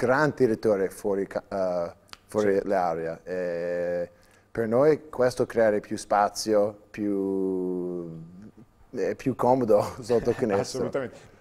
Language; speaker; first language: Italian; non-native, learner; English